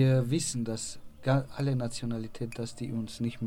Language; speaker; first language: German; non-native, learner; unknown